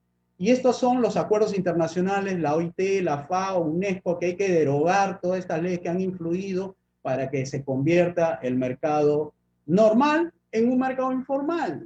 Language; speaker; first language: Spanish; native; Spanish